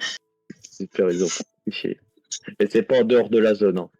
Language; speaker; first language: French; native; French